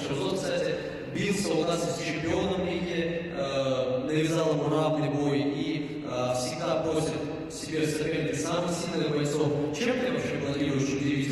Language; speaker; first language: Russian; native; Russian